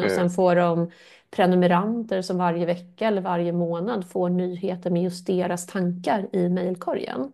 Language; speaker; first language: Swedish; native; Swedish